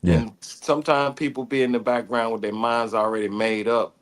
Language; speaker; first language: English; native; English